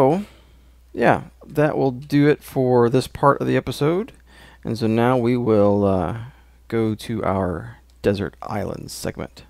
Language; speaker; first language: English; native; English